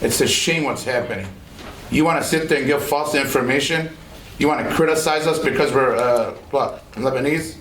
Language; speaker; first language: English; non-native, fluent; Arabic